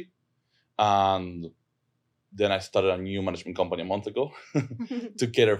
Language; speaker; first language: English; non-native, fluent; Spanish